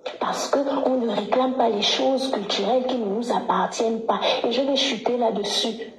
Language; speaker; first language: French; native; French